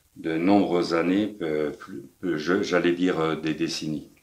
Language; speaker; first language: French; native; French